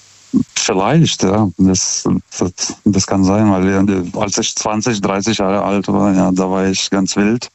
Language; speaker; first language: German; non-native, fluent; Lithuanian